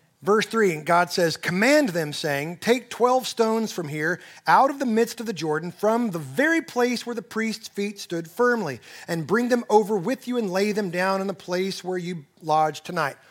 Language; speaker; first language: English; native; English